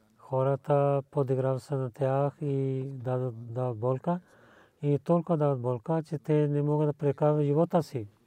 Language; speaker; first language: Bulgarian; non-native, learner; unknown